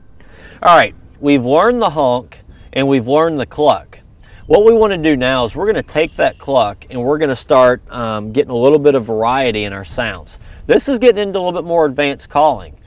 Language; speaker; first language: English; native; English